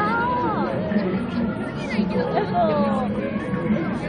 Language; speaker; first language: Japanese; native; Japanese